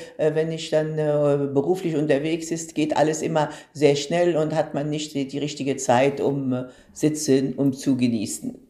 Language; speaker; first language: German; non-native, fluent; Arabic